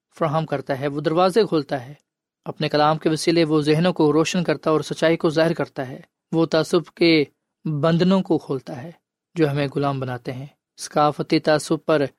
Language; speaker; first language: Urdu; non-native, local second language; Punjabi